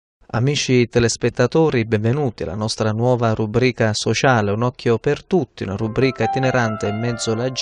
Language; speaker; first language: Italian; native; Italian